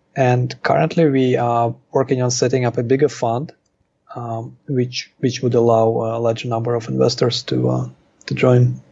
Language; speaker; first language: English; non-native, fluent; Russian